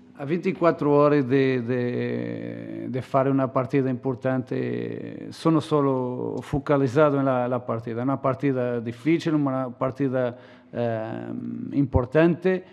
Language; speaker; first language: Italian; non-native, learner; Portuguese